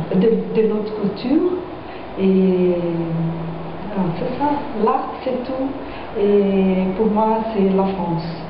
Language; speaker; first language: French; non-native, fluent; Portuguese